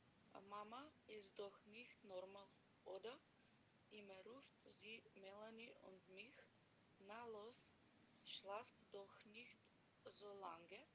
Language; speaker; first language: German; non-native, learner; Macedonian